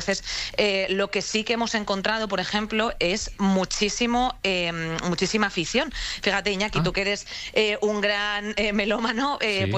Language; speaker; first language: Spanish; native; Spanish